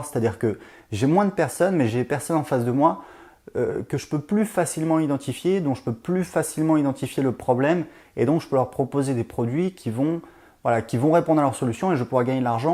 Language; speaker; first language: French; native; French